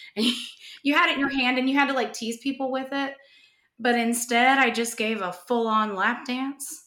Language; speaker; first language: English; native; English